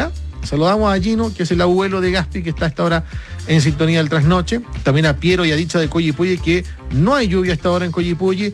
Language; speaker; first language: Spanish; native; Spanish